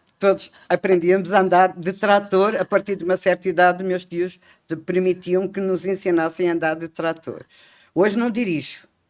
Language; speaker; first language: Portuguese; native; Portuguese